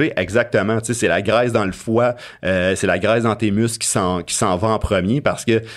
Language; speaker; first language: French; native; French